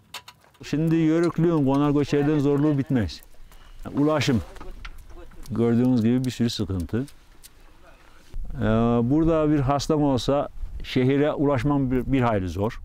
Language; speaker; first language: Turkish; native; Turkish